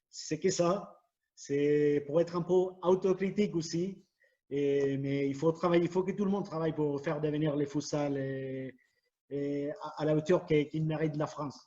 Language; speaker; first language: French; non-native, fluent; Spanish